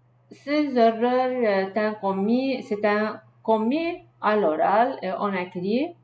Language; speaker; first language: French; non-native, learner; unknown